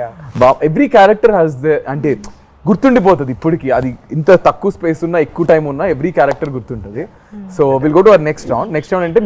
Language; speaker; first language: Telugu; native; Telugu